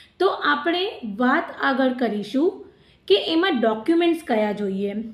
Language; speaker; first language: Gujarati; non-native, local second language; Sindhi